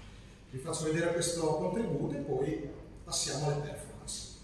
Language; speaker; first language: Italian; native; Italian